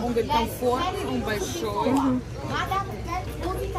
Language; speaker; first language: Russian; native; Russian